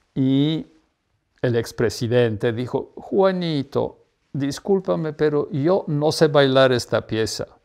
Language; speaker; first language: Spanish; non-native, fluent; Polish